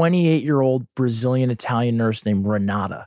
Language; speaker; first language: English; native; English